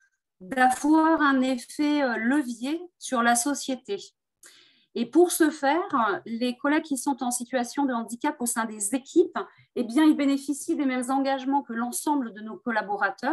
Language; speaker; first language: French; native; French